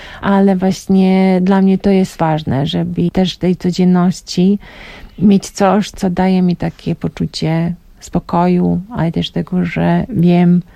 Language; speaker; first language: Polish; non-native, fluent; Serbian